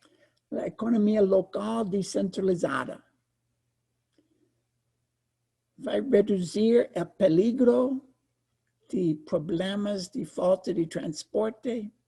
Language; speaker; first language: Spanish; non-native, fluent; English